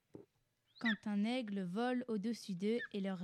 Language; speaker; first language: French; native; French